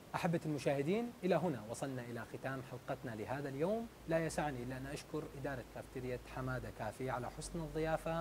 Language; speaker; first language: Arabic; native; Arabic